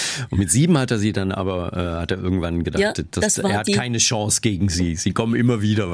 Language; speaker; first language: German; native; German